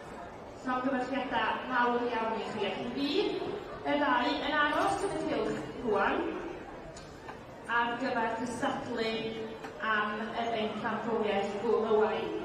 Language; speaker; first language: Welsh; native; Welsh